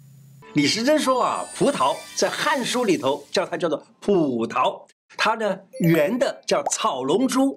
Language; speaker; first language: Chinese; native; Chinese